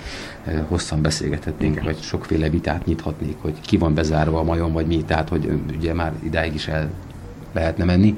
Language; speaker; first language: Hungarian; native; Hungarian